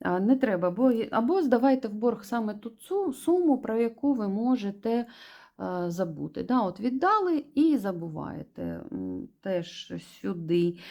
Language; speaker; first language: Ukrainian; non-native, local second language; Russian